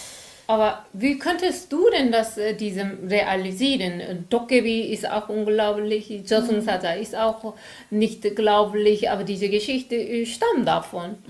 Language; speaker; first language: German; non-native, learner; Korean